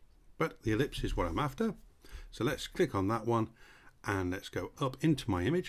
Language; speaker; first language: English; native; English